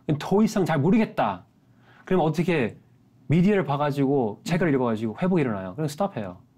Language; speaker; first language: Korean; non-native, fluent; English